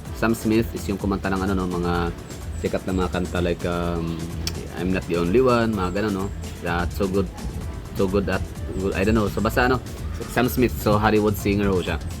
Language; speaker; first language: Filipino; native; Filipino